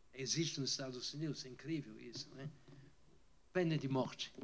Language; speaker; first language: Portuguese; non-native, fluent; French